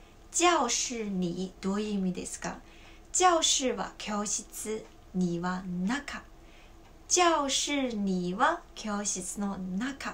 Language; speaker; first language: Japanese; non-native, fluent; Chinese